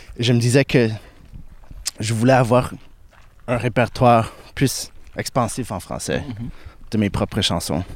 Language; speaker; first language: French; non-native, local second language; English